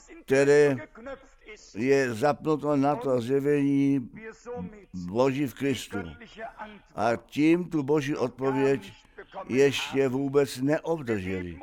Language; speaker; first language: Czech; non-native, fluent; German